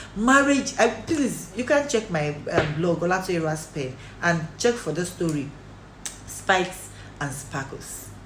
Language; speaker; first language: English; non-native, local second language; Yoruba